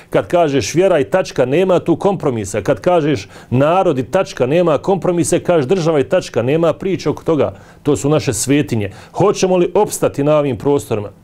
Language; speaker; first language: Bosnian; native; Bosnian